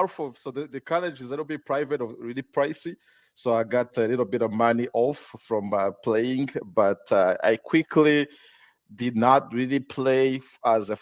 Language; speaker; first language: English; non-native, local second language; Kinyarwanda